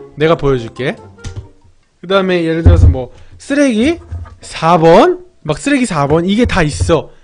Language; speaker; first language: Korean; early bilingual, heritage; Korean